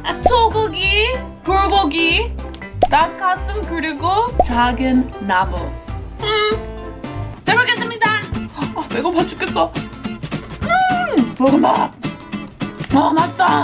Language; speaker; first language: Korean; non-native, fluent; English